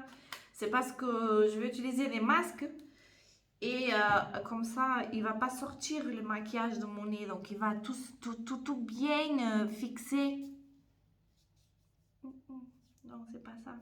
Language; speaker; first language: French; non-native, fluent; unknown